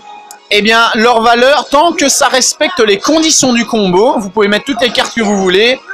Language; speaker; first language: French; native; French